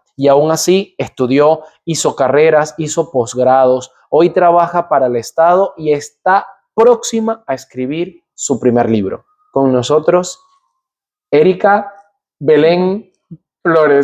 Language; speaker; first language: Spanish; native; Spanish